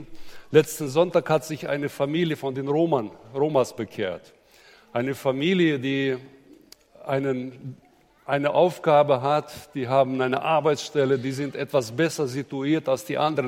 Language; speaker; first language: German; native; German